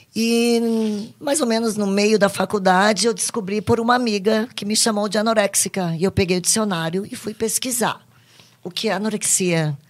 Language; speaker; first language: Portuguese; native; Portuguese